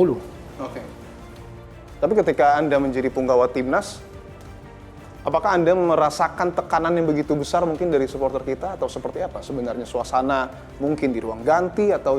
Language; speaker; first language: Indonesian; native; Indonesian